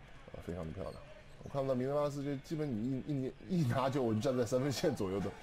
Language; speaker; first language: Chinese; native; Chinese